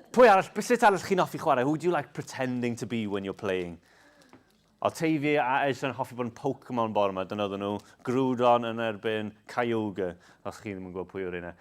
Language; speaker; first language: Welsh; non-native, local second language; English